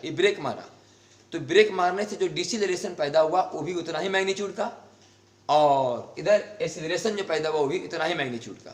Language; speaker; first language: Hindi; native; Hindi